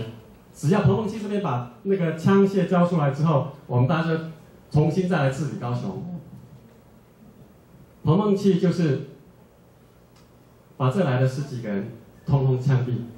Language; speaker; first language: Chinese; native; Chinese